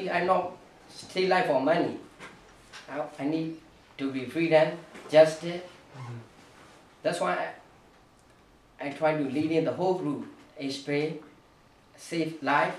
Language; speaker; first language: English; non-native, learner; Burmese